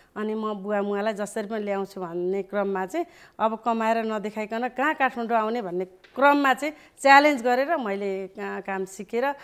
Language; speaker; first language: Nepali; native; Nepali